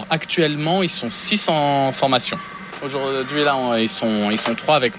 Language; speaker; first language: French; native; French